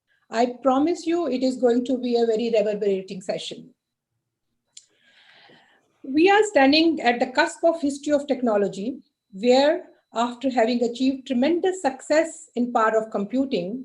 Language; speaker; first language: English; non-native, local second language; Hindi